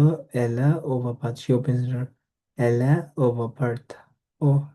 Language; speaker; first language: French; non-native, learner; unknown